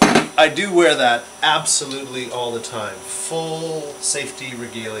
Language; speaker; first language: English; native; English